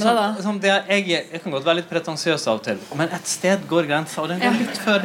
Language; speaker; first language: Norwegian; native; Norwegian